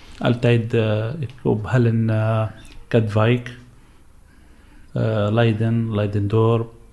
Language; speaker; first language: Dutch; non-native, learner; Arabic